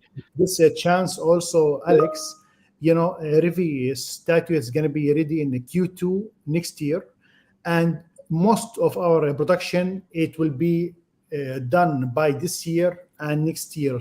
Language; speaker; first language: English; non-native, fluent; Arabic